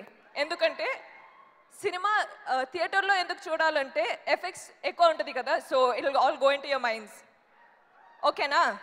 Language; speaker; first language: Telugu; non-native, learner; Kannada